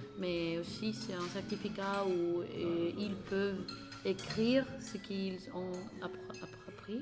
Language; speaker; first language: French; non-native, learner; Spanish